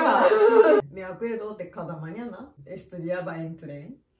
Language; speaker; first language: Spanish; non-native, learner; Japanese